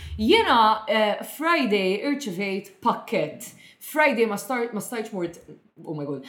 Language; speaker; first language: Maltese; native; Maltese